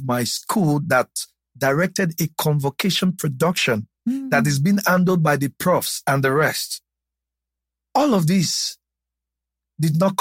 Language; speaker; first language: English; non-native, local second language; Yoruba